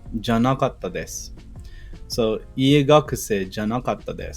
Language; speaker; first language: Japanese; non-native, learner; English